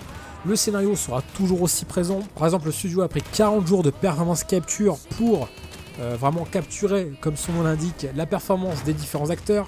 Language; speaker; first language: French; native; French